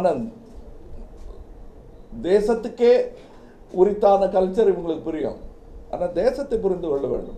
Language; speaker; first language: Tamil; native; Tamil